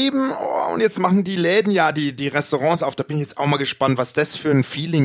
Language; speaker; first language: German; native; German